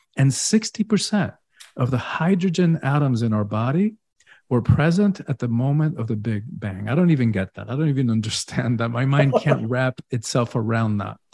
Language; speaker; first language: English; early bilingual, other home language; Spanish